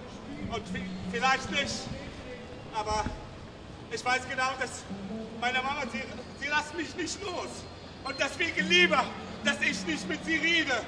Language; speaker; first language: German; non-native, learner; Arabic